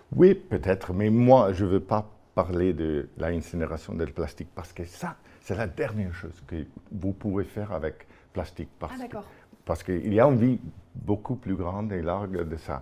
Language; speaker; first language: French; non-native, fluent; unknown